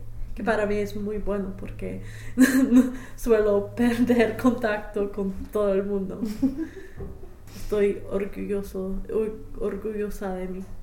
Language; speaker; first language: Spanish; non-native, fluent; English